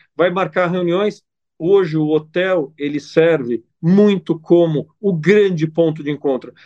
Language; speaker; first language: Portuguese; non-native, fluent; Italian